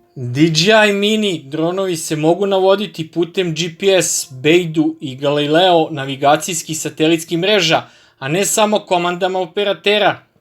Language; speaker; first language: Serbian; native; Serbian